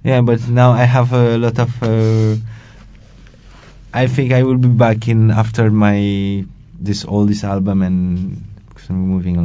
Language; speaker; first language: English; non-native, local second language; Wolof